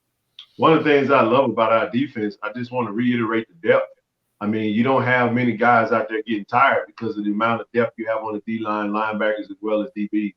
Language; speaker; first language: English; native; English